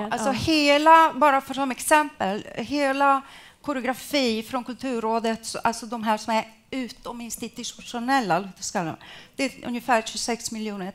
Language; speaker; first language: Swedish; non-native, fluent; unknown